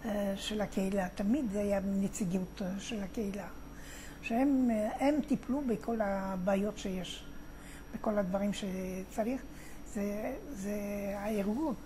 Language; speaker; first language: Hebrew; non-native, fluent; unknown